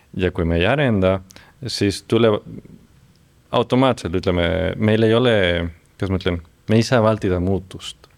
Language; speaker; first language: Estonian; non-native, fluent; Spanish